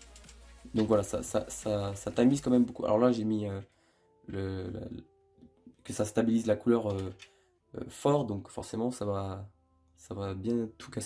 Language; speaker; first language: French; native; French